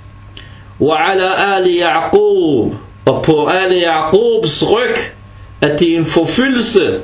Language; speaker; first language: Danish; early bilingual, other home language; Arabic